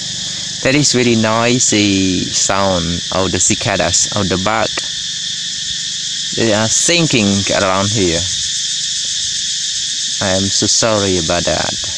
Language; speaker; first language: English; non-native, learner; Khmer